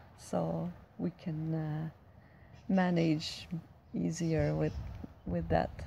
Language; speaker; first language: English; non-native, local second language; French